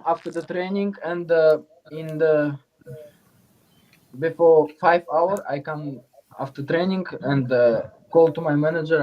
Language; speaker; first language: English; non-native, learner; Uzbek